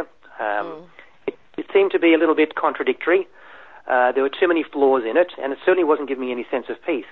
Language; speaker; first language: English; native; English